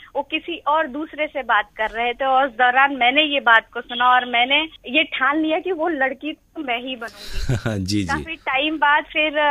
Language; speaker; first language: Hindi; native; Hindi